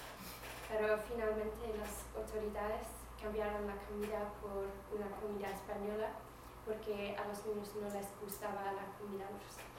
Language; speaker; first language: Spanish; non-native, fluent; English